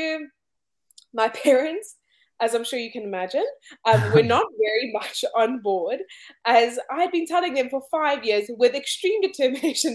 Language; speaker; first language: English; native; English